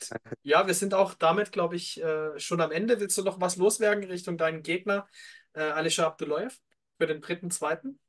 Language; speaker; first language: German; native; German